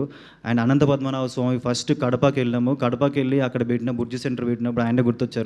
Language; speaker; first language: Telugu; native; Telugu